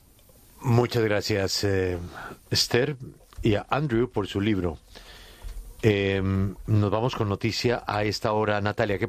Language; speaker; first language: Spanish; native; Spanish